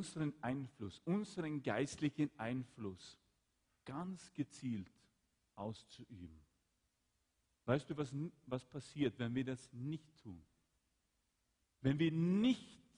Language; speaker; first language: German; non-native, fluent; Swedish